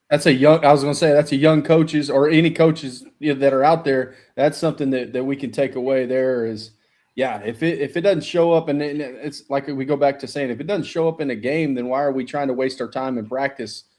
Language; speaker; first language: English; native; English